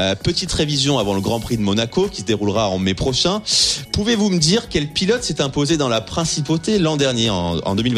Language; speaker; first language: French; native; French